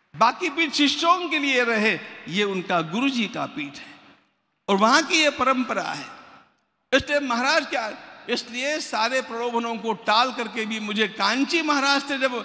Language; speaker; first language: Hindi; non-native, local second language; Marathi